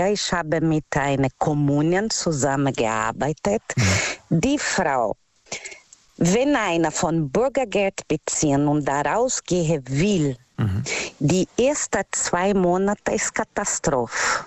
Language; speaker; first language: German; non-native, learner; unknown